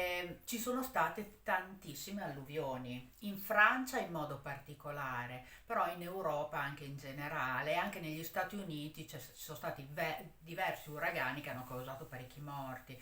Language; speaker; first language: Italian; native; Italian